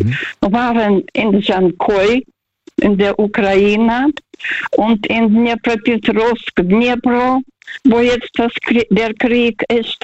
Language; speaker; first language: German; non-native, fluent; Russian